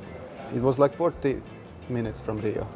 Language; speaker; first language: English; non-native, fluent; Finnish